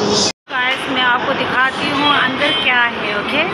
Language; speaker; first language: Hindi; non-native, local second language; Tibetan